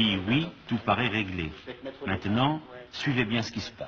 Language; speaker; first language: French; native; French